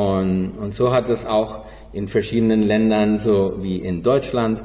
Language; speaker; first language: German; non-native, fluent; Spanish